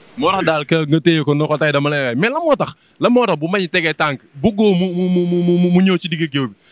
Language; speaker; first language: Wolof; native; Wolof